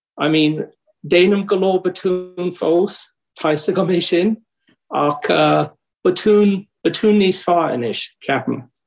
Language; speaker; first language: Irish; non-native, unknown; English